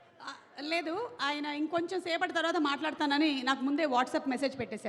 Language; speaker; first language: Telugu; native; Telugu